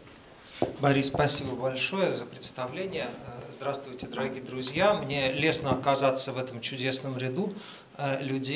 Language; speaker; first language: Russian; native; Russian